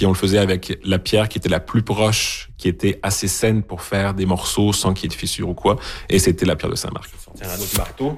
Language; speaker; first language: French; native; French